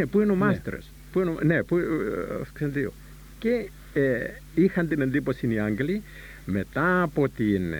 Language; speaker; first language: Greek; native; Greek